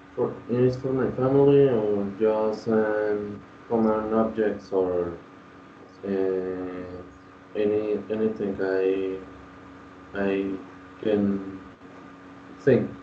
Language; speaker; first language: English; non-native, learner; Spanish